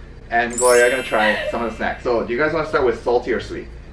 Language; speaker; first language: English; native; English